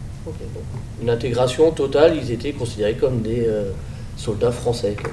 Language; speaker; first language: French; native; French